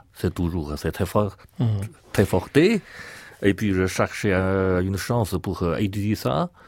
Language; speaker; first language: French; non-native, learner; Chinese